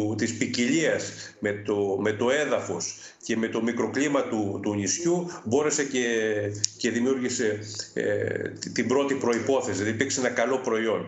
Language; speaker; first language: Greek; native; Greek